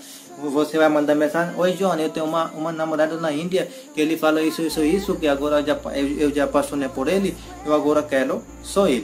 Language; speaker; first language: Portuguese; non-native, learner; Hindi